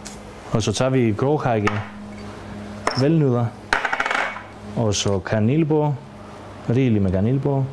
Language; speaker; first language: Danish; non-native, fluent; Greek